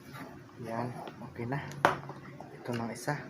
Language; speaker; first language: Filipino; non-native, local second language; Cebuano